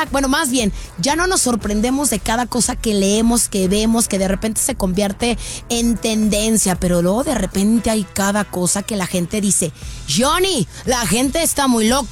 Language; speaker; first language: Spanish; native; Spanish